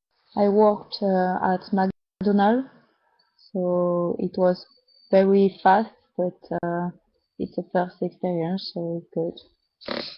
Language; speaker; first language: English; non-native, learner; French